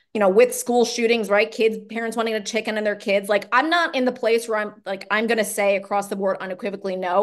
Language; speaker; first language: English; native; English